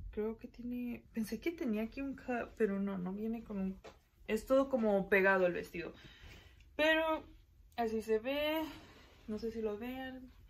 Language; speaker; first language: Spanish; early bilingual, heritage; Spanish